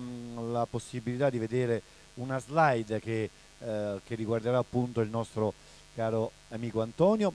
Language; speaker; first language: Italian; native; Italian